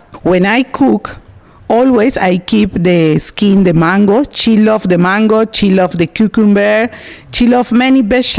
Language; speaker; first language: English; non-native, learner; Spanish